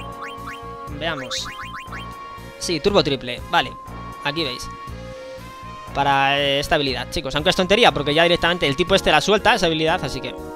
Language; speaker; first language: Spanish; native; Spanish